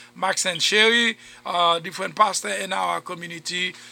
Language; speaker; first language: English; non-native, fluent; Haitian Creole